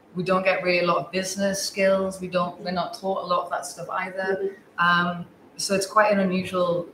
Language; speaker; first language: English; native; English